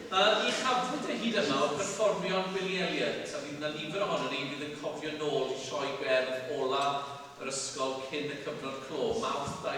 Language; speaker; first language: Welsh; native; Welsh